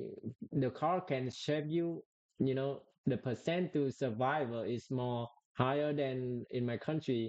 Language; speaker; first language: English; non-native, learner; Vietnamese